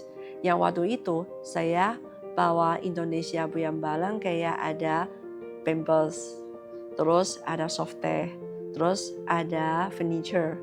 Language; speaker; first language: Indonesian; non-native, learner; Chinese